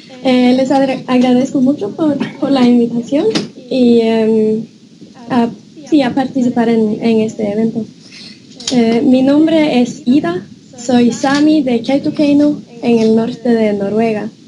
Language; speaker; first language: Spanish; non-native, fluent; Norwegian